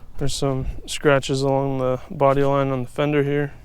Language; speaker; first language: English; native; English